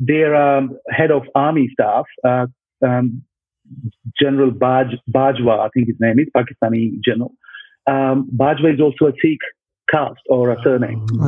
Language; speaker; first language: English; non-native, local second language; Punjabi